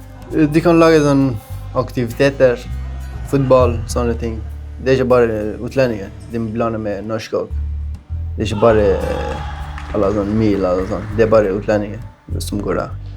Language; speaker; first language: Norwegian; non-native, learner; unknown